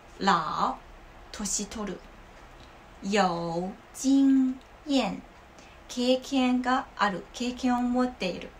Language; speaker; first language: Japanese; non-native, learner; Chinese